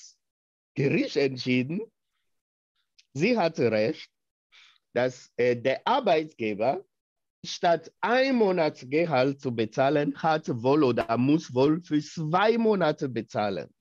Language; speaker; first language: German; non-native, fluent; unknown